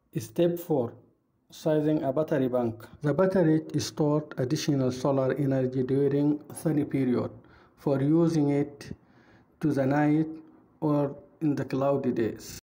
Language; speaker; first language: English; non-native, fluent; Arabic